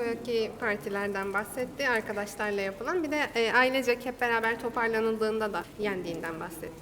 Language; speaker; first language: Turkish; native; Turkish